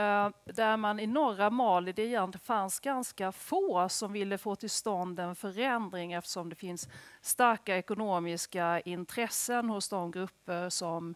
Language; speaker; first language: Swedish; native; Swedish